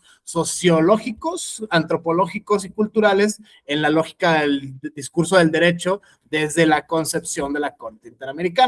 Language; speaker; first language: Spanish; native; Spanish